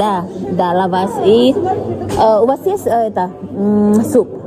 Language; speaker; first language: Russian; non-native, learner; Indonesian